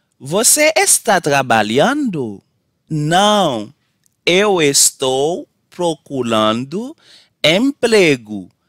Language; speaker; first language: Portuguese; non-native, learner; Haitian Creole